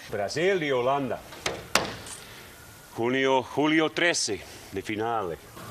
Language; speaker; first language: Portuguese; non-native, learner; Dutch